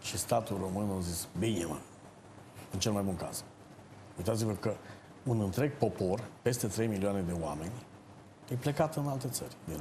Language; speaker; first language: Romanian; native; Romanian